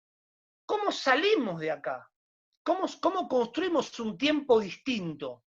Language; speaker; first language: Spanish; native; Spanish